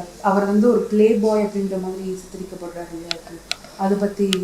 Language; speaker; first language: Tamil; native; Tamil